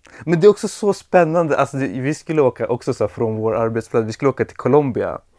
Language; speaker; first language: Swedish; early bilingual, other home language; Persian